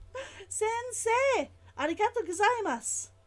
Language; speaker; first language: Japanese; non-native, learner; English